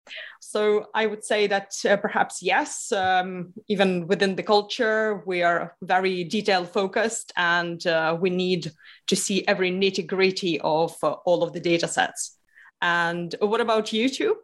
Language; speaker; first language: English; non-native, fluent; Lithuanian